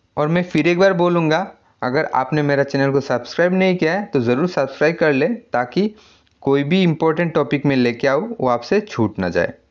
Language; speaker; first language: Hindi; non-native, local second language; Assamese